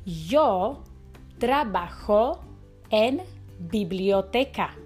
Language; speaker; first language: Spanish; non-native, fluent; Slovak